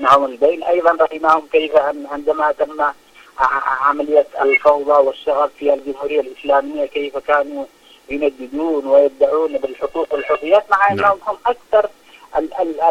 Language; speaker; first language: Arabic; native; Arabic